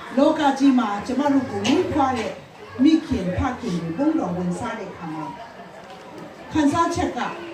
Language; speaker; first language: Burmese; non-native, local second language; Hakha Chin